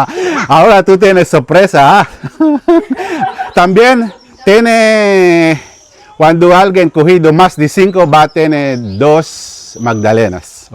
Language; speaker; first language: Spanish; non-native, learner; Filipino